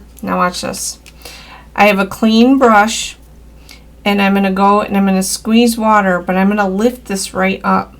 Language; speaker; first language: English; native; English